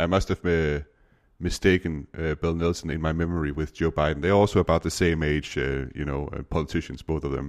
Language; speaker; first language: English; non-native, fluent; Danish